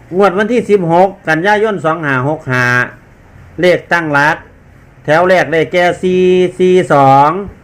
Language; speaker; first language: Thai; non-native, local second language; Lao